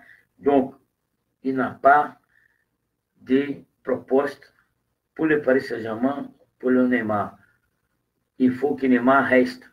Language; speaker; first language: French; non-native, fluent; Portuguese